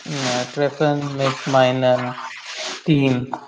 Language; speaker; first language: German; non-native, learner; Hindi